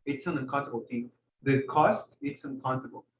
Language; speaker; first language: English; non-native, fluent; Spanish